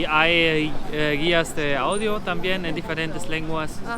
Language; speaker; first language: Spanish; non-native, learner; German